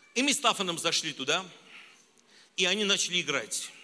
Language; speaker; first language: Russian; non-native, local second language; Armenian